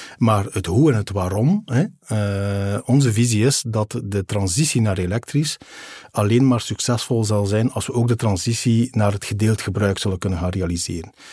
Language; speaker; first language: Dutch; native; Dutch